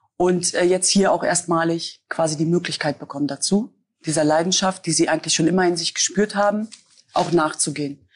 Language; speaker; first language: German; native; German